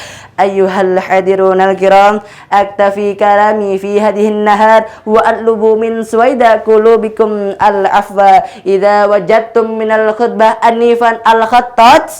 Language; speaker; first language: Arabic; non-native, learner; Indonesian